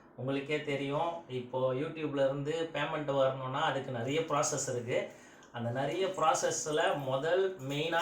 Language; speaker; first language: Tamil; native; Tamil